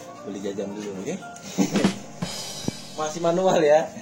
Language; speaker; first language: Indonesian; native; Indonesian